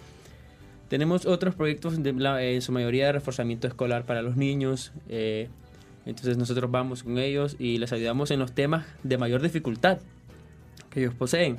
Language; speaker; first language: Spanish; native; Spanish